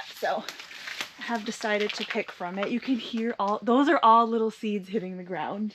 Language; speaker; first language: English; native; English